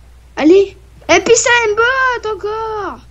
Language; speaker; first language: French; native; French